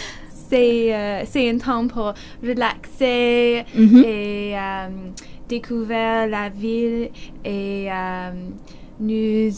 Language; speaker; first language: French; non-native, learner; English